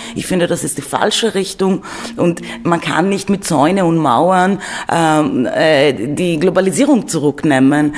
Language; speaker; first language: German; non-native, fluent; Greek